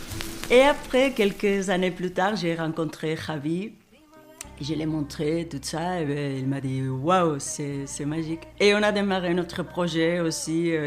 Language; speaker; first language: French; non-native, fluent; Spanish